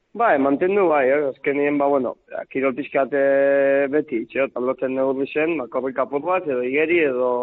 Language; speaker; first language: Basque; native; Basque